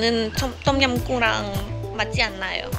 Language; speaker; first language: Korean; non-native, learner; Thai